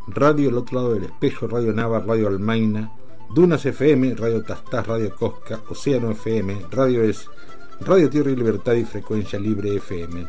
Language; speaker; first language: Spanish; native; Spanish